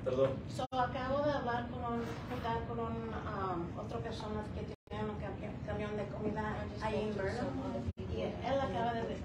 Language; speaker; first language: Spanish; early bilingual, heritage; Spanish